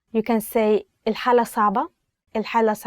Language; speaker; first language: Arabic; native; Arabic